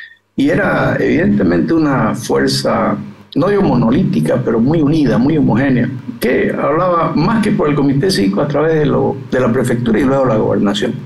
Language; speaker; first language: Spanish; native; Spanish